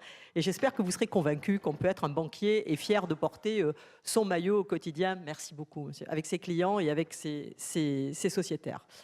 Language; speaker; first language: French; native; French